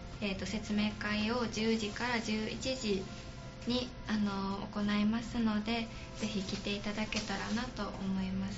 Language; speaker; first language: Japanese; native; Japanese